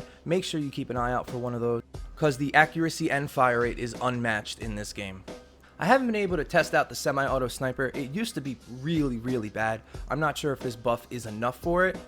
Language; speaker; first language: English; native; English